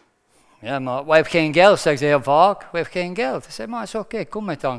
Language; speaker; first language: Dutch; non-native, fluent; English